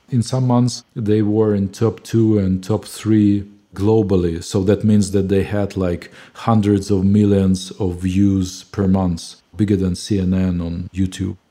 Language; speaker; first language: English; non-native, fluent; Ukrainian